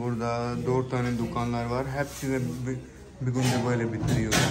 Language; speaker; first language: Turkish; non-native, learner; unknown